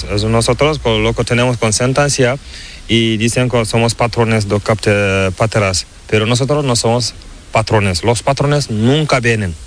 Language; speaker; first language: Spanish; non-native, learner; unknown